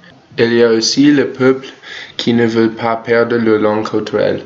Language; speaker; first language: French; non-native, learner; English